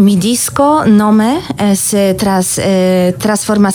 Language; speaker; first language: Spanish; non-native, learner; Polish